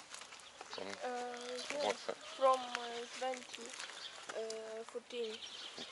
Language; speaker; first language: English; non-native, learner; Ukrainian